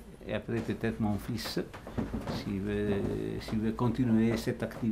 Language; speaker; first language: French; non-native, fluent; Italian